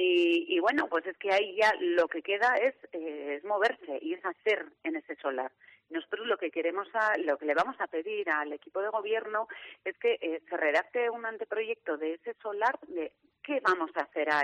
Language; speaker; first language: Spanish; native; Spanish